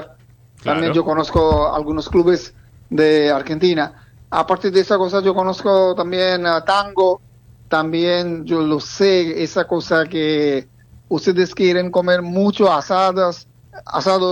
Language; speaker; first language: Spanish; non-native, fluent; Bangla